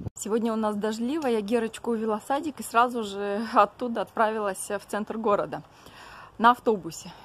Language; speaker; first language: Russian; native; Russian